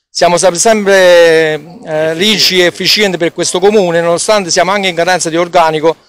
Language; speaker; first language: Italian; native; Italian